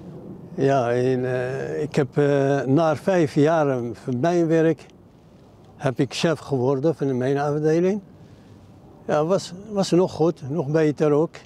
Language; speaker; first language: Dutch; non-native, learner; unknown